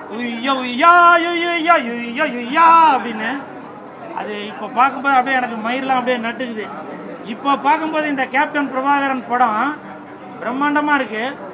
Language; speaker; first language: Tamil; native; Tamil